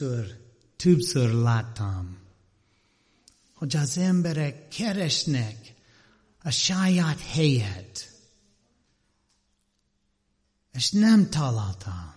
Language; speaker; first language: Hungarian; non-native, learner; English